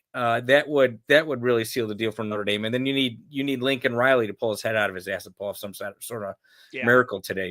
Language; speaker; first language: English; native; English